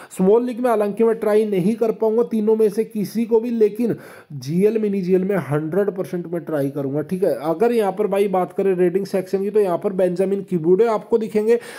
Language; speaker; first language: Hindi; native; Hindi